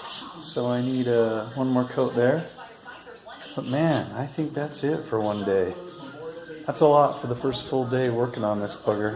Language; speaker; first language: English; native; English